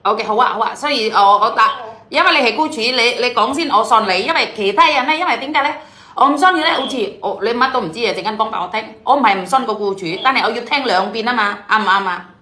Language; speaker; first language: Cantonese; non-native, fluent; Indonesian